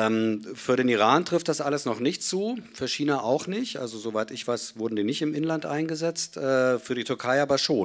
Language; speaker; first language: German; native; German